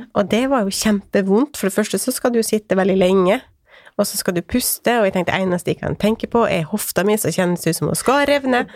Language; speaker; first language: Norwegian; native; Norwegian